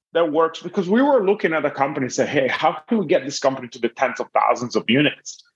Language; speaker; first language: English; non-native, fluent; Italian